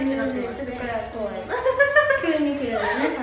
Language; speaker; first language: Japanese; native; Japanese